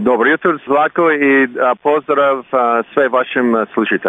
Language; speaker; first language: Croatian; early bilingual, heritage; Croatian